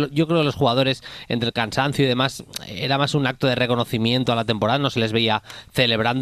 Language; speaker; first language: Spanish; native; Spanish